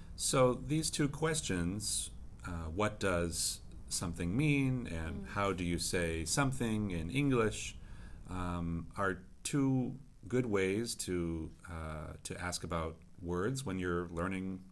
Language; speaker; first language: English; native; English